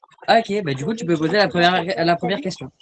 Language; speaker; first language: French; native; French